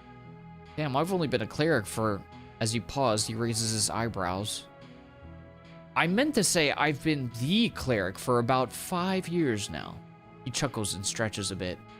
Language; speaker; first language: English; native; English